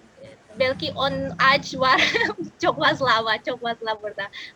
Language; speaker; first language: Turkish; non-native, learner; Indonesian